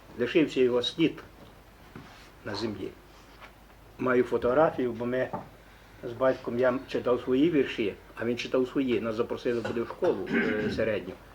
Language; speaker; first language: Ukrainian; native; Ukrainian